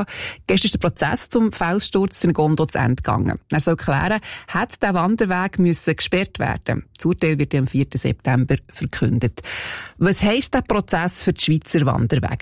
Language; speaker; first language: German; native; German